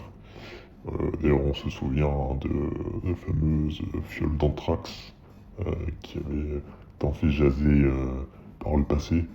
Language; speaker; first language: French; native; French